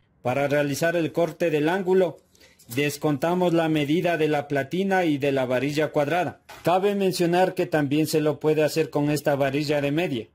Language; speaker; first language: Spanish; native; Spanish